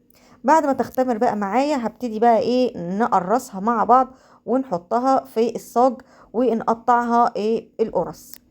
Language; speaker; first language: Arabic; native; Arabic